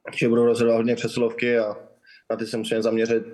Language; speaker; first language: Czech; native; Czech